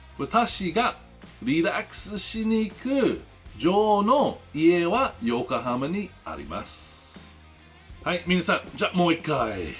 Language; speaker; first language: Japanese; non-native, learner; English